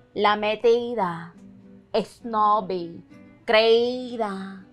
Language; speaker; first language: English; early bilingual, other home language; Spanish